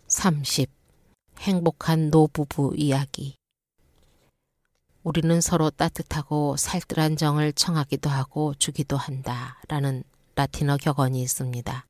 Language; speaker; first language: Korean; native; Korean